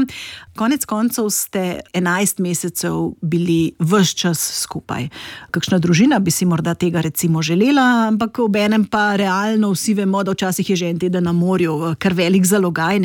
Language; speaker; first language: Slovenian; native; Slovenian